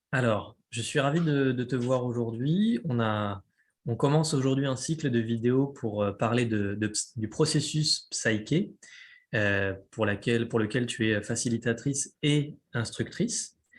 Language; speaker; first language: French; native; French